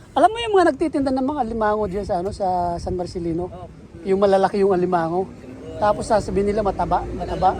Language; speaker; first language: Filipino; native; Filipino